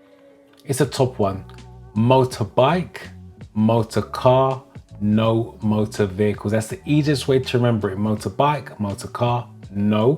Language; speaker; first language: English; native; English